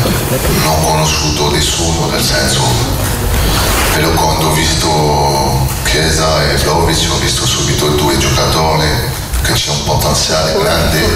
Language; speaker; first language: Italian; non-native, learner; French